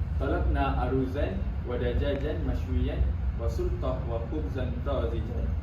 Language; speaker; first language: Arabic; non-native, learner; Malay